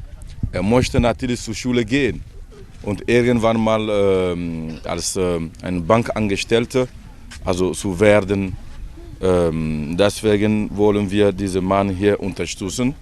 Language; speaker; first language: German; non-native, learner; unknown